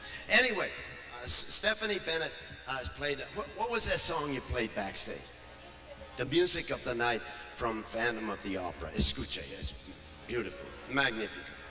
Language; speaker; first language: English; native; English